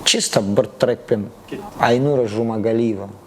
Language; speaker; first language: Russian; non-native, local second language; Kazakh